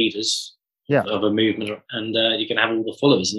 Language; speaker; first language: English; native; English